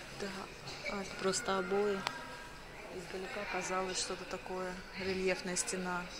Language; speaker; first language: Russian; native; Russian